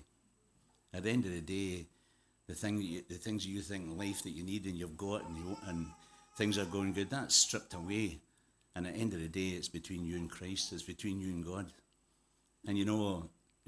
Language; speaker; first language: English; native; English